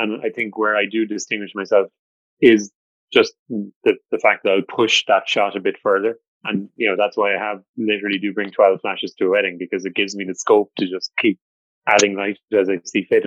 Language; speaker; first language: English; native; English